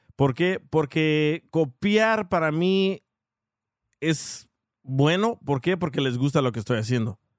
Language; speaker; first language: Spanish; early bilingual, heritage; Spanish